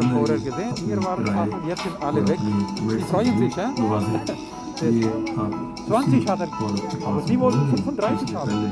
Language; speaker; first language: German; non-native, fluent; Urdu